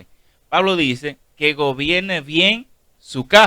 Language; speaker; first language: Spanish; native; Spanish